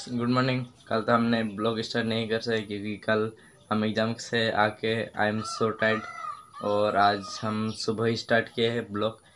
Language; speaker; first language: Hindi; non-native, local second language; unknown